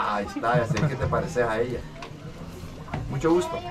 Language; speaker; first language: Spanish; native; Spanish